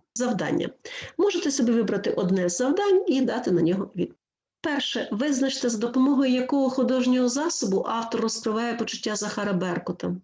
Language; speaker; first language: Ukrainian; native; Ukrainian